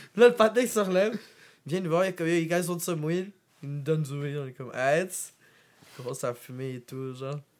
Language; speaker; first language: French; native; French